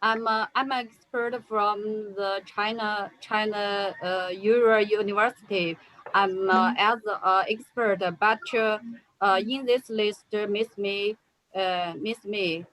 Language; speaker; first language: English; non-native, learner; Chinese